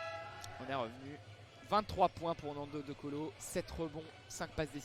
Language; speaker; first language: French; native; French